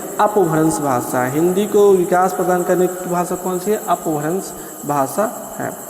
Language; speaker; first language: Hindi; native; Hindi